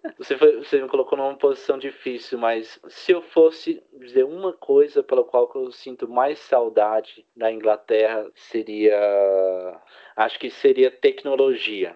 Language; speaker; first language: Portuguese; early bilingual, heritage; Portuguese